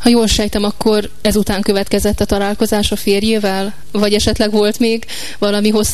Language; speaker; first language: Hungarian; native; Hungarian